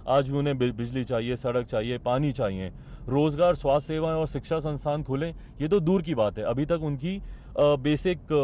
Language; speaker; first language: Hindi; native; Hindi